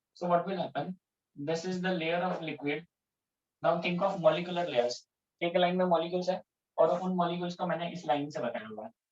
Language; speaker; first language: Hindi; non-native, local second language; Gujarati